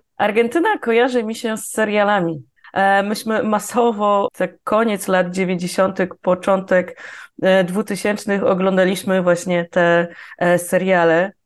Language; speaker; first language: Polish; native; Polish